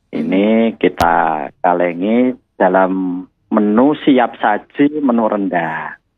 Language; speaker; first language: Malay; non-native, local second language; Javanese